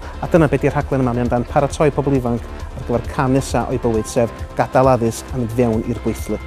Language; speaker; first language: Welsh; native; Welsh